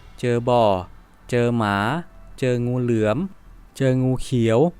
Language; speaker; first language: Thai; native; Thai